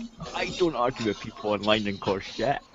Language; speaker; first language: English; native; English